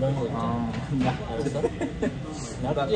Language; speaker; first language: Korean; non-native, learner; Japanese